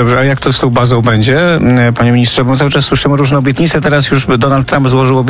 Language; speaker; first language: Polish; native; Polish